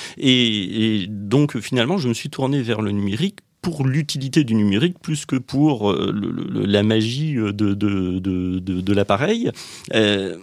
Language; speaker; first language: French; native; French